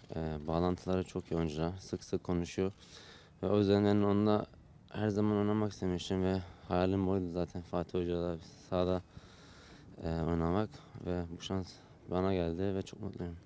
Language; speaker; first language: Turkish; early bilingual, heritage; Turkish